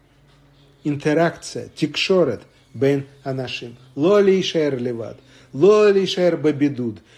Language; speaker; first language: Hebrew; non-native, fluent; Russian